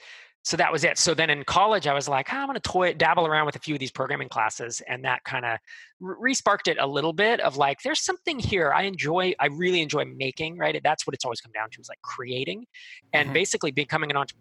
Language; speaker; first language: English; native; English